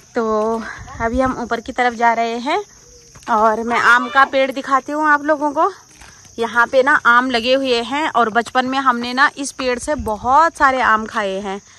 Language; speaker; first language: Hindi; non-native, local second language; Garhwali